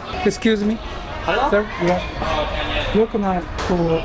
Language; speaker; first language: English; non-native, learner; Korean